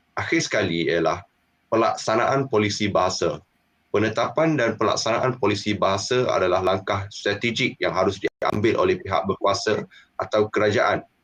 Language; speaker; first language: Malay; native; Malay